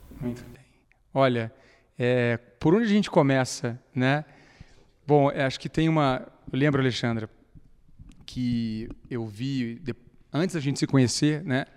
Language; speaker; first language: Portuguese; native; Portuguese